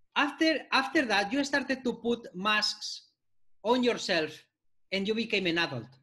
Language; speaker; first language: English; non-native, fluent; Spanish